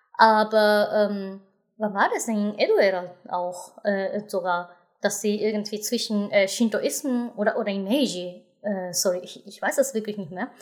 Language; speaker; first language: German; non-native, fluent; Japanese